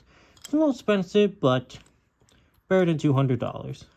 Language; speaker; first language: English; native; English